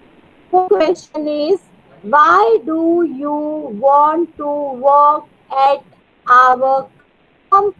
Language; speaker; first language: English; non-native, learner; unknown